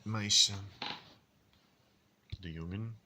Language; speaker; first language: Dutch; non-native, learner; English